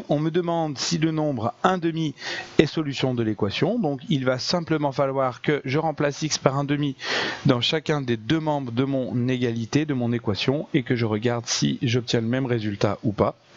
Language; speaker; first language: French; native; French